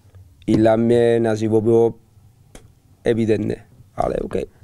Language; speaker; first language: Polish; non-native, learner; Spanish